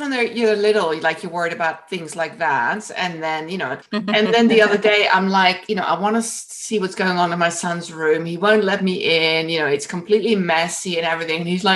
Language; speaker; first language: English; non-native, fluent; Dutch